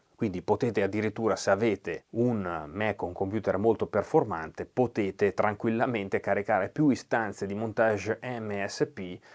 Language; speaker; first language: Italian; native; Italian